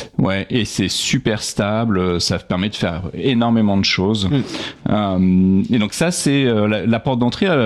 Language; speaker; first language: French; native; French